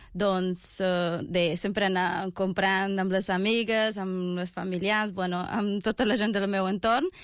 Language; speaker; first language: Catalan; early bilingual, other home language; Romanian